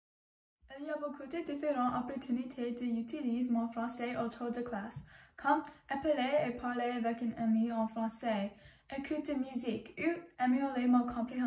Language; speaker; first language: French; non-native, learner; English